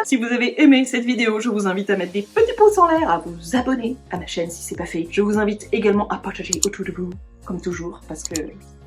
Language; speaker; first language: French; native; French